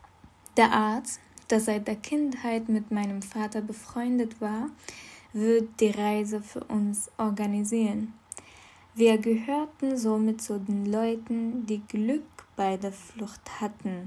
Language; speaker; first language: German; non-native, fluent; Arabic